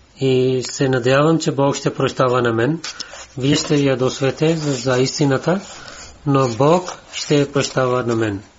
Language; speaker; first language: Bulgarian; non-native, learner; Urdu